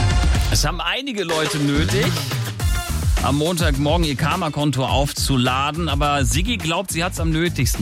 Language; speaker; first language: German; native; German